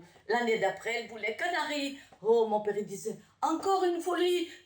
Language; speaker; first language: French; early bilingual, other home language; Polish